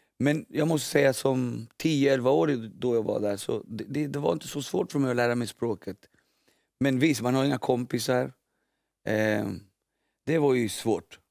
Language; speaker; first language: Swedish; early bilingual, other home language; Spanish